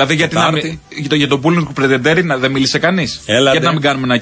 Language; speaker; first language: Greek; native; Greek